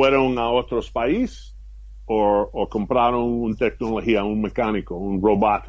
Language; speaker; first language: Spanish; non-native, fluent; English